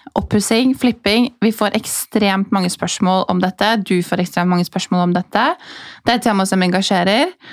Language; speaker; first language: Norwegian; native; Norwegian